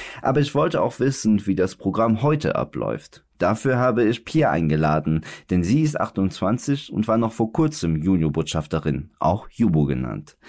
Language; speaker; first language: German; native; German